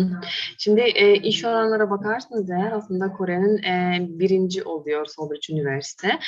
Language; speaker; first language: Turkish; non-native, fluent; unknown